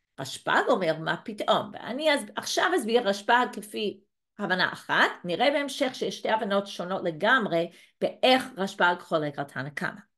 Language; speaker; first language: Hebrew; non-native, fluent; English